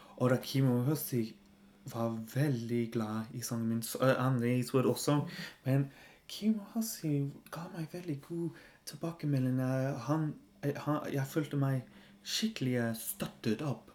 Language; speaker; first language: Norwegian; non-native, fluent; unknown